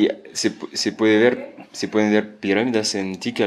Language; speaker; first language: Spanish; non-native, fluent; French